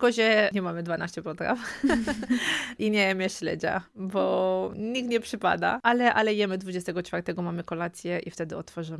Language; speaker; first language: Polish; non-native, fluent; Romanian